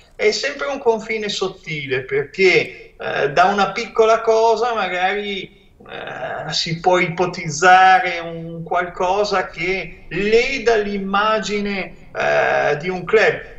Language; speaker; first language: Italian; native; Italian